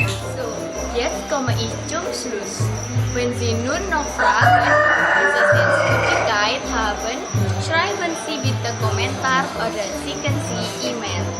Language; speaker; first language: German; non-native, learner; Indonesian